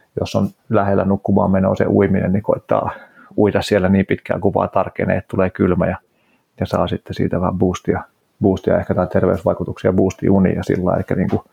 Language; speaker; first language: Finnish; native; Finnish